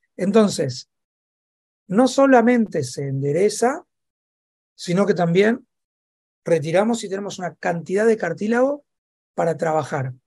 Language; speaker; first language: Spanish; native; Spanish